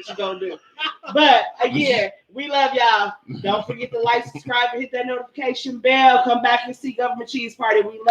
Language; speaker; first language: English; native; English